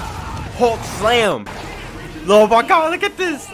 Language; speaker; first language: English; native; English